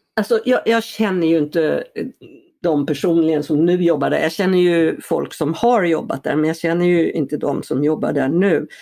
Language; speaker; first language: Swedish; native; Swedish